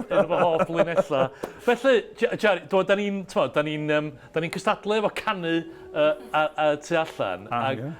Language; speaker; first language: Welsh; native; Welsh